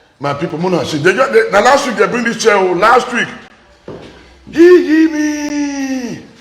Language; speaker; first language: Nigerian Pidgin; non-native, local second language; Bini